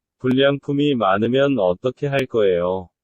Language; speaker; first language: Korean; non-native, learner; Bangla